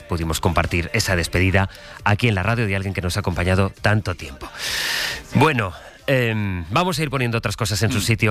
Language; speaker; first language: Spanish; native; Spanish